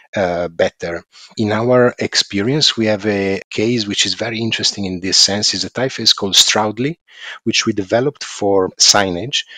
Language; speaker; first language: English; non-native, fluent; Italian